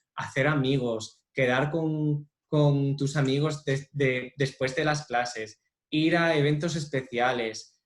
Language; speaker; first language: Spanish; non-native, fluent; English